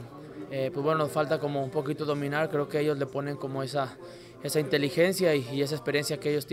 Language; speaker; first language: Spanish; native; Spanish